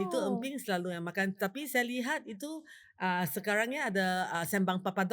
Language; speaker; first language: Indonesian; non-native, fluent; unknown